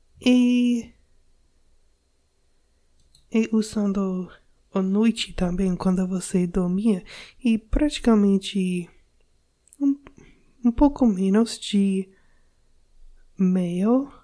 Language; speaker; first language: Portuguese; non-native, learner; English